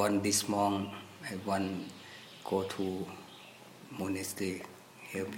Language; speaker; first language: English; non-native, learner; Thai